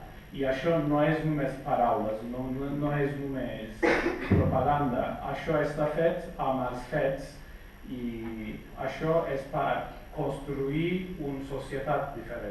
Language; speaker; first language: Catalan; non-native, fluent; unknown